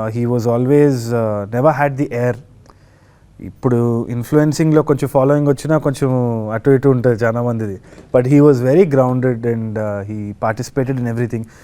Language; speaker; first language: Telugu; native; Telugu